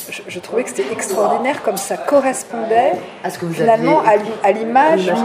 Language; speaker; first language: French; native; French